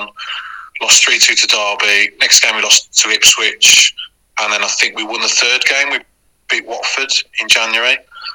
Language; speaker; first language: English; native; English